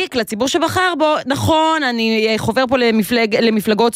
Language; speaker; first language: Hebrew; native; Hebrew